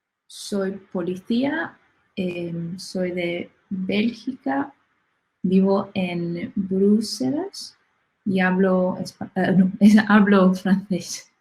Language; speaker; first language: Spanish; non-native, learner; Cantonese